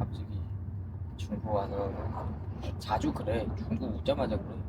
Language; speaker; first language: Korean; non-native, fluent; Chinese